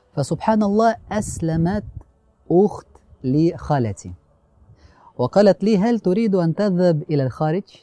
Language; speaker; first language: Arabic; non-native, fluent; Russian